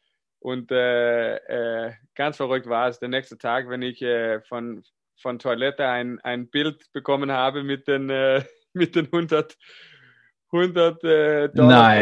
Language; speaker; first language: German; non-native, fluent; Danish